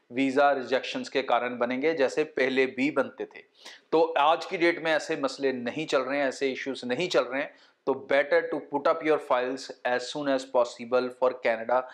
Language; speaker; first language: Hindi; non-native, local second language; Punjabi